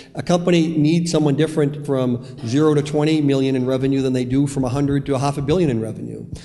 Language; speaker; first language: English; native; English